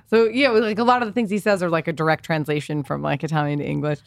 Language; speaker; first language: English; early bilingual, other home language; Italian